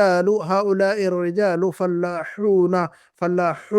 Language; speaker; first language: Arabic; non-native, fluent; Urdu